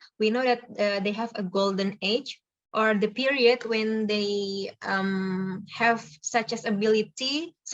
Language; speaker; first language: English; non-native, fluent; Indonesian